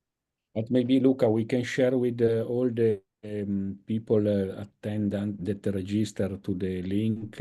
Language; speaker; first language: English; non-native, fluent; Italian